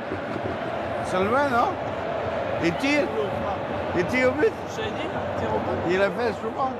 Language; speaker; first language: French; non-native, fluent; Dutch